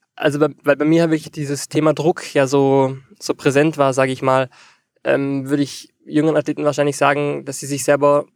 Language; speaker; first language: German; native; German